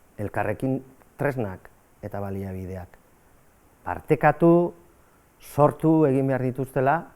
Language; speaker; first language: Basque; native; Basque